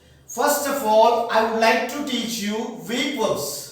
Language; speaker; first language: English; non-native, local second language; Telugu